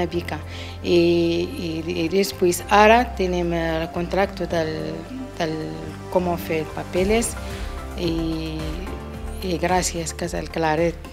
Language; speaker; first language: Catalan; non-native, learner; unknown